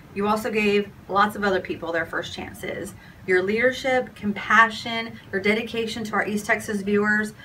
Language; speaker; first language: English; native; English